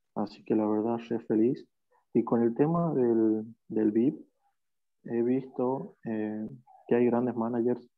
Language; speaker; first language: Spanish; native; Spanish